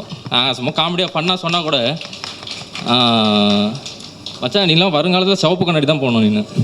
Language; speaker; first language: Tamil; native; Tamil